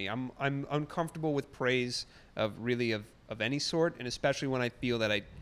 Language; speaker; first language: English; native; English